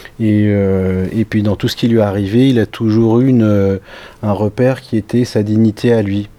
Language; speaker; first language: French; native; French